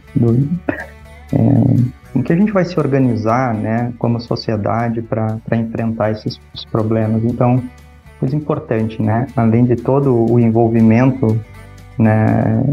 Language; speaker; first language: Portuguese; native; Portuguese